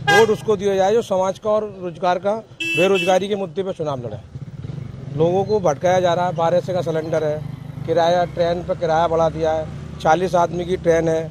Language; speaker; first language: Hindi; native; Hindi